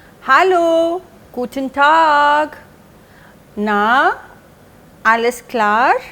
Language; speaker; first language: German; non-native, fluent; Hindi